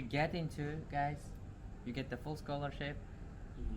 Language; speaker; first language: English; non-native, fluent; Uzbek